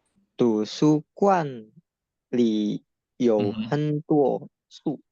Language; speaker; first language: Chinese; non-native, learner; Indonesian